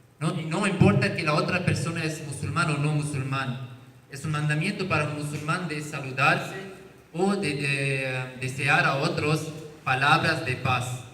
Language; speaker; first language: Spanish; non-native, learner; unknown